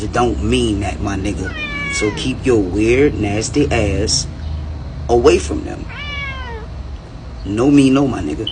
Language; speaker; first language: English; native; English